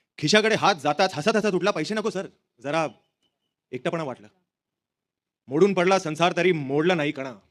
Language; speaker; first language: Hindi; native; Hindi